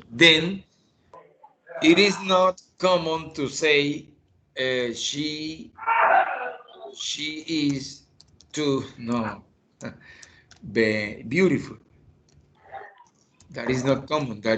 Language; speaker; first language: English; non-native, fluent; Spanish